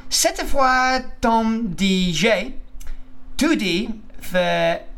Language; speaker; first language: French; non-native, learner; English